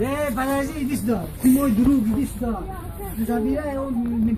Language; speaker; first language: Russian; non-native, learner; Tajik